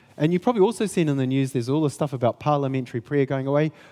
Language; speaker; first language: English; native; English